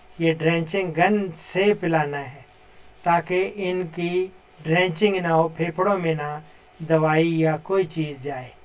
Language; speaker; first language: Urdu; non-native, local second language; Punjabi